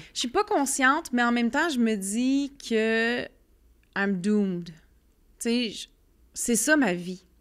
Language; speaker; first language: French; native; French